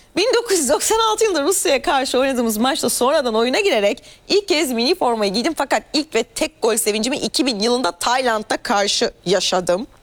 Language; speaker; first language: Turkish; native; Turkish